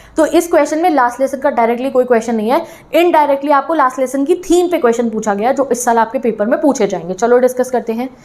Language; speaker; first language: Hindi; native; Hindi